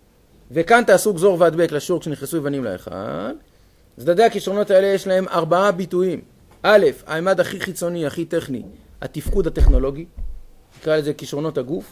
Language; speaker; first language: Hebrew; native; Hebrew